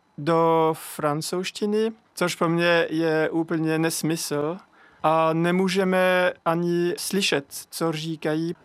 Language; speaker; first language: Czech; non-native, fluent; French